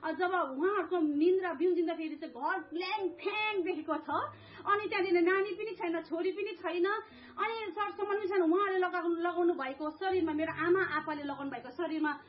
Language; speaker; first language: Nepali; native; Nepali